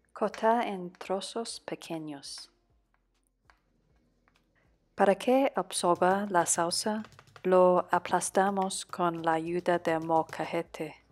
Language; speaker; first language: Spanish; non-native, fluent; Cantonese